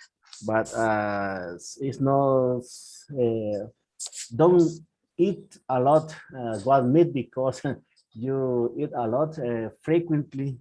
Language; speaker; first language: English; non-native, learner; Spanish